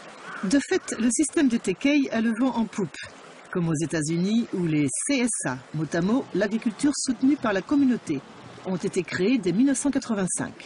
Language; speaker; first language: French; native; French